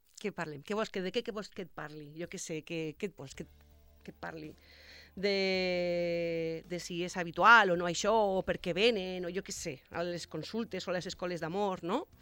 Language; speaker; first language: Catalan; non-native, local second language; Spanish